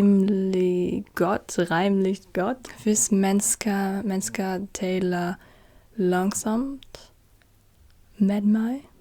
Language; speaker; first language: Danish; non-native, learner; German